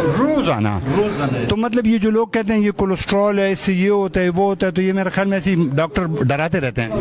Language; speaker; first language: Urdu; non-native, local second language; Pashto